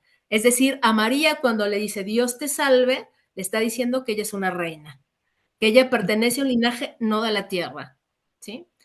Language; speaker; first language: Spanish; native; Spanish